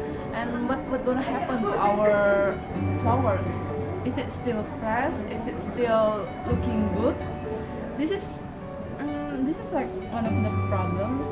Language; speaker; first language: English; non-native, learner; Indonesian